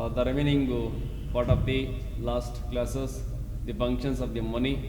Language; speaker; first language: English; non-native, local second language; Kannada